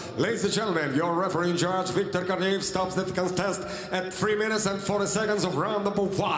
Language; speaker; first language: English; non-native, fluent; Russian